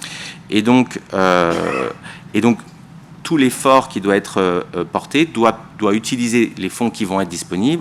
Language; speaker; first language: French; native; French